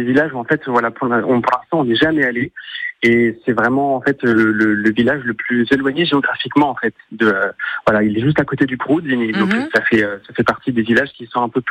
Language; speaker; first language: French; native; French